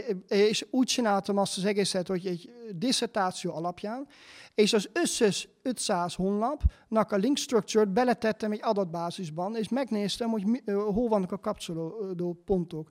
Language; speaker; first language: Hungarian; non-native, fluent; Dutch